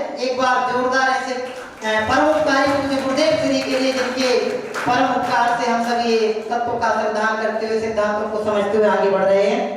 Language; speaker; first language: Hindi; native; Hindi